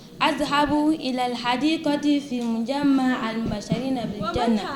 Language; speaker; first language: Arabic; non-native, learner; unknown